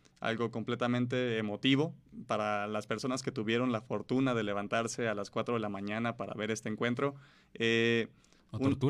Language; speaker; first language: Spanish; native; Spanish